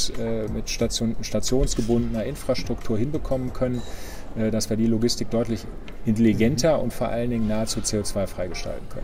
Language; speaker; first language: German; native; German